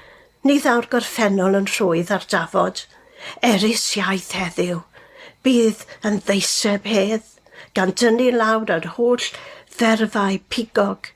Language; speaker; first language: Welsh; native; Welsh